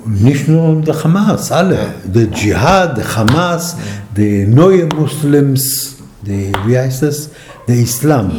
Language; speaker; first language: German; non-native, fluent; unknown